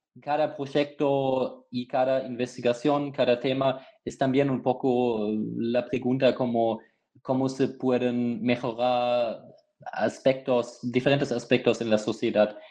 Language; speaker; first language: Spanish; non-native, fluent; German